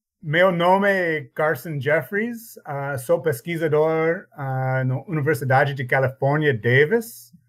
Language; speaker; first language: Portuguese; non-native, learner; English